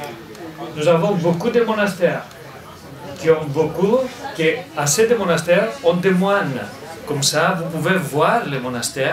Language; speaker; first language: French; non-native, fluent; Greek